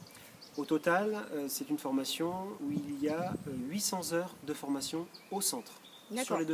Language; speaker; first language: French; native; French